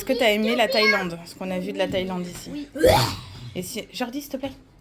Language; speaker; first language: French; native; French